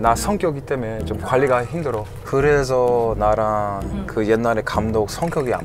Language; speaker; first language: Korean; non-native, learner; English